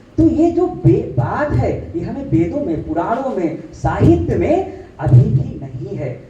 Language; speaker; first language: Hindi; native; Hindi